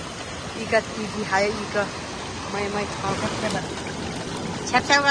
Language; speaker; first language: Chinese; non-native, learner; Nepali